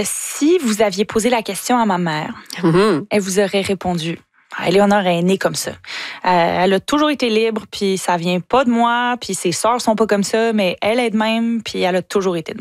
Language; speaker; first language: French; native; French